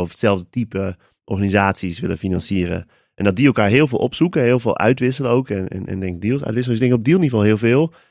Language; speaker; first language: Dutch; native; Dutch